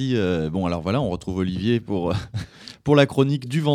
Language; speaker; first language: French; native; French